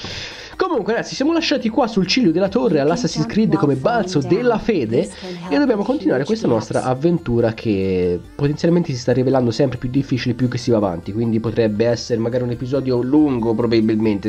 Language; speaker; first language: Italian; native; Italian